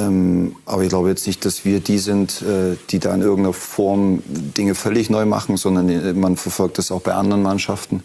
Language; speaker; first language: German; native; German